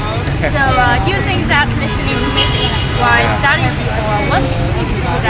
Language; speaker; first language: English; non-native, learner; Vietnamese